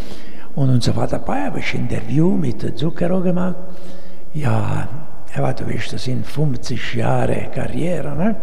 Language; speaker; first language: German; non-native, learner; Italian